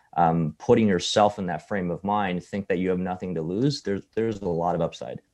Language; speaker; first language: English; early bilingual, other home language; Chinese